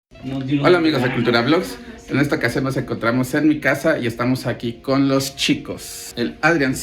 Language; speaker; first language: Spanish; native; Spanish